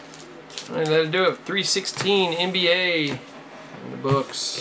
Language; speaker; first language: English; native; English